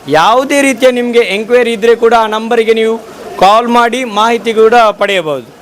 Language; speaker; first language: Kannada; non-native, local second language; Badaga